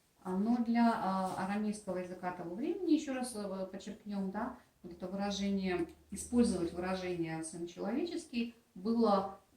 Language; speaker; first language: Russian; native; Russian